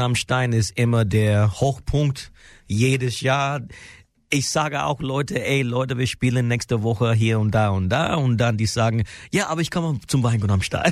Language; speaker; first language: German; non-native, fluent; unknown